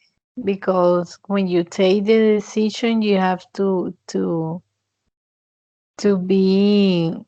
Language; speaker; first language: English; non-native, fluent; Spanish